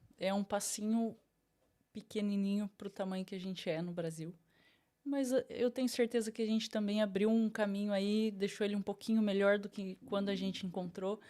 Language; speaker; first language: Portuguese; native; Portuguese